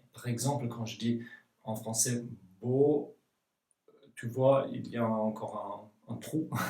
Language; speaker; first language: French; non-native, fluent; Norwegian